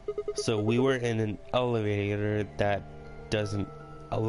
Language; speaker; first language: English; native; English